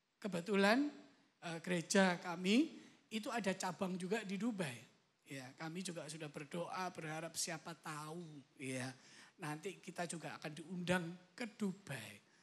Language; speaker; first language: Indonesian; native; Indonesian